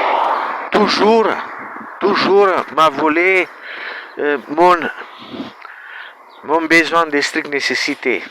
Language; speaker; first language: French; non-native, learner; Romanian